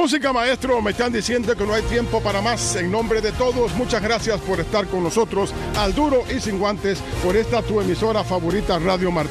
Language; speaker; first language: Spanish; native; Spanish